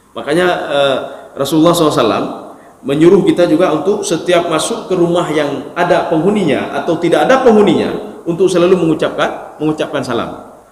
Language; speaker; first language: Malay; non-native, local second language; Achinese